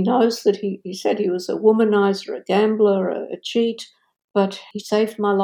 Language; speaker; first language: English; native; English